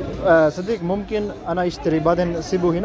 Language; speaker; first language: Arabic; non-native, learner; Urdu